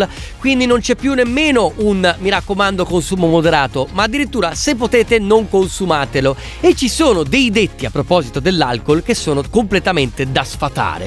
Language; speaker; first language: Italian; native; Italian